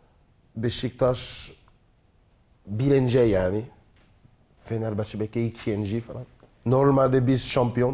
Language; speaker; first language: Turkish; non-native, learner; French